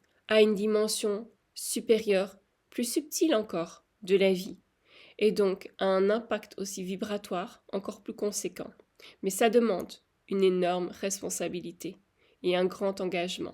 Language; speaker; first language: French; native; French